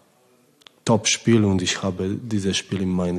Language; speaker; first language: German; non-native, learner; Polish